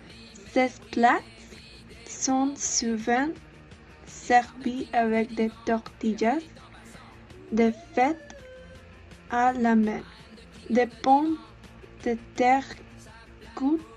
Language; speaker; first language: French; non-native, learner; Spanish